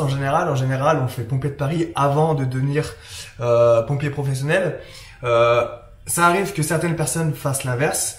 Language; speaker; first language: French; native; French